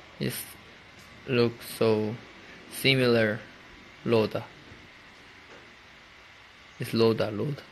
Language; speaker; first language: English; non-native, learner; Korean